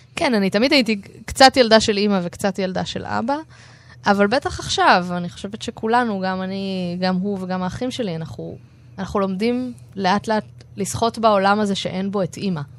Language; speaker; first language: Hebrew; native; Hebrew